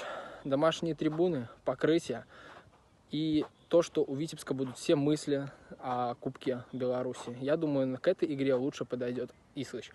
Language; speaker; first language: Russian; native; Russian